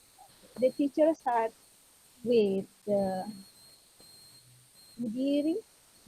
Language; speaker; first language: English; non-native, learner; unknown